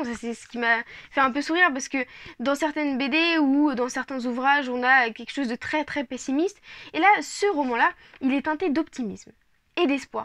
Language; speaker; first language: French; native; French